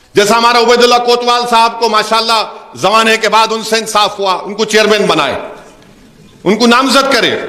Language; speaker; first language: Urdu; native; Urdu